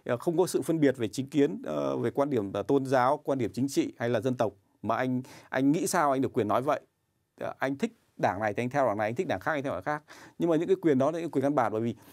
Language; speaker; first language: Vietnamese; native; Vietnamese